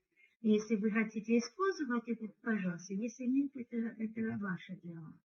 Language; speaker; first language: Russian; non-native, learner; English